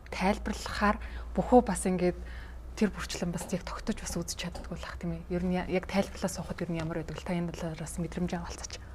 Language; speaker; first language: Mongolian; native; Mongolian